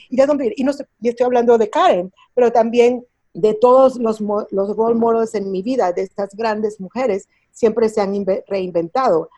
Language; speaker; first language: Spanish; early bilingual, heritage; Spanish